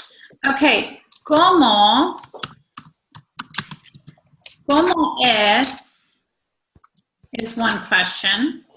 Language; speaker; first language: Spanish; non-native, fluent; English